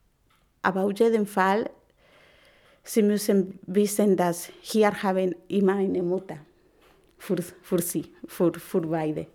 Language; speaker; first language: German; non-native, learner; Spanish